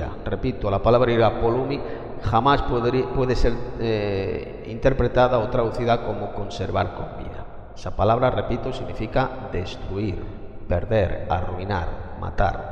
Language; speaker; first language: Spanish; native; Spanish